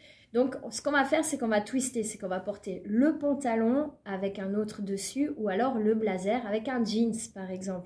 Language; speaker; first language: French; native; French